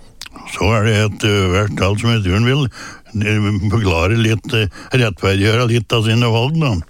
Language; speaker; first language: Norwegian; native; Norwegian